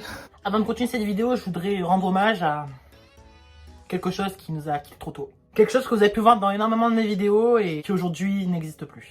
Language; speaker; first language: French; native; French